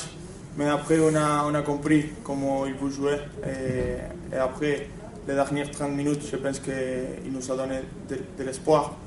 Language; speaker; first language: French; non-native, fluent; Spanish